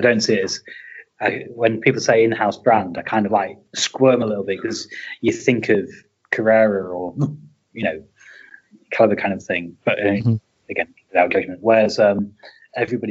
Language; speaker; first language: English; native; English